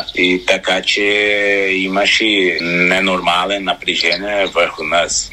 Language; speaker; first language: Bulgarian; non-native, learner; Portuguese